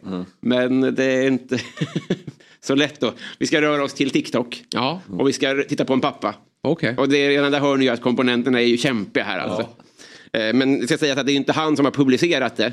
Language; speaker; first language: Swedish; native; Swedish